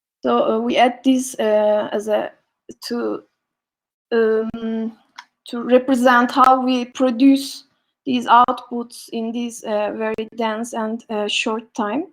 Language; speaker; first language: English; non-native, learner; Turkish